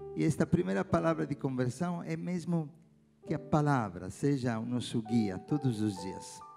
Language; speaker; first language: Portuguese; non-native, fluent; Italian